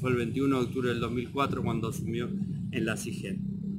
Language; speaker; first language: Spanish; native; Spanish